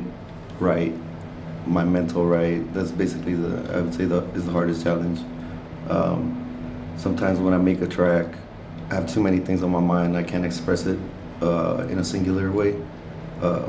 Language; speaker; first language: English; early bilingual, other home language; Spanish